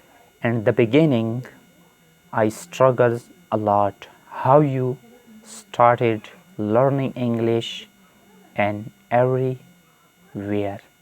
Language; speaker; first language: English; non-native, fluent; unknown